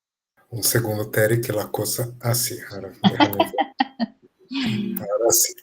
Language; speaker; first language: Spanish; non-native, fluent; Portuguese